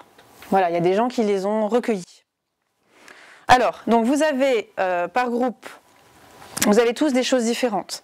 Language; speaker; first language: French; native; French